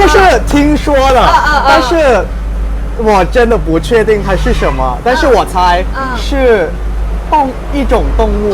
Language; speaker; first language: Chinese; non-native, fluent; Thai